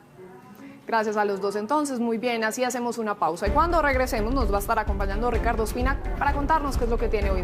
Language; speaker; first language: Spanish; native; Spanish